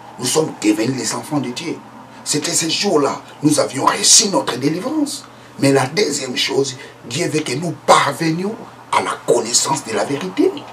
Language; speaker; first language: French; non-native, local second language; Lingala